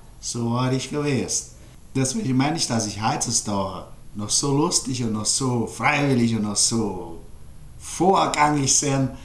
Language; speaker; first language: German; early bilingual, heritage; German